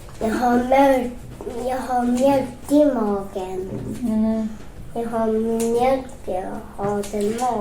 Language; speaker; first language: Swedish; early bilingual, other home language; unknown